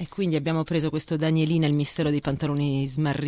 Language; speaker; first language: Italian; native; Italian